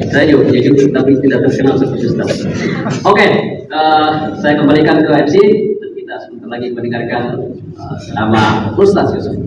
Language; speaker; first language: Indonesian; native; Indonesian